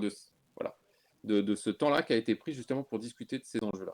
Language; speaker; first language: French; native; French